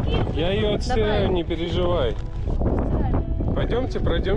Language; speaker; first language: Russian; native; Russian